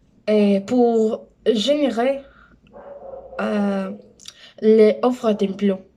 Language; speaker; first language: French; non-native, learner; Spanish